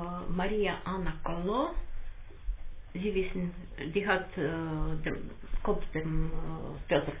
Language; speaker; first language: German; non-native, learner; Russian